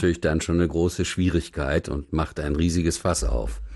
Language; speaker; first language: German; native; German